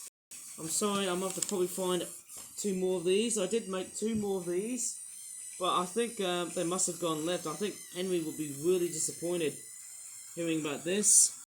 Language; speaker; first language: English; native; English